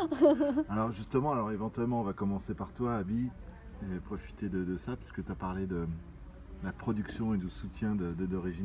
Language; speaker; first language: French; native; French